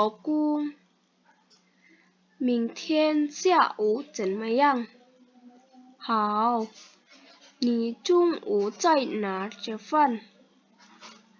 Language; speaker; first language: Chinese; non-native, learner; Indonesian